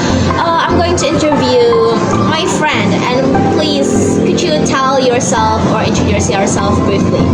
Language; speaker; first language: English; non-native, fluent; Indonesian